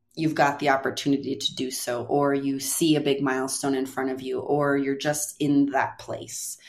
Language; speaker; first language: English; native; English